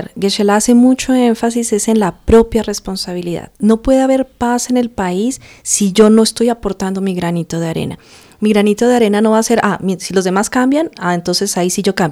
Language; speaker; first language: Spanish; native; Spanish